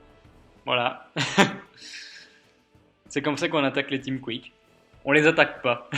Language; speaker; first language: French; native; French